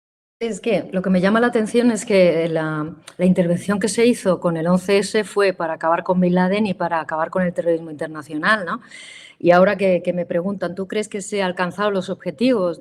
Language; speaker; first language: Spanish; native; Spanish